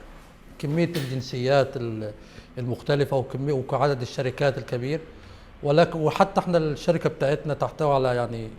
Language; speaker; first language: Arabic; native; Arabic